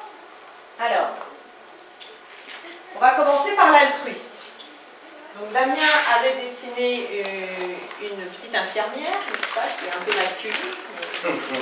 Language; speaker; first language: French; non-native, fluent; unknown